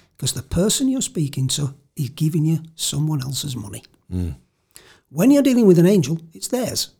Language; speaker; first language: English; native; English